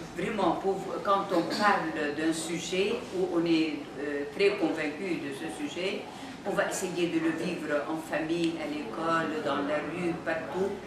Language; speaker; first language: French; non-native, local second language; Arabic